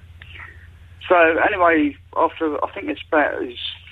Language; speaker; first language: English; native; English